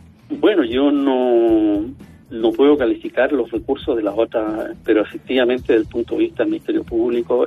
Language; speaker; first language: Spanish; native; Spanish